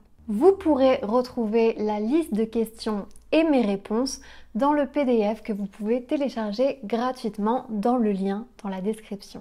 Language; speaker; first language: French; native; French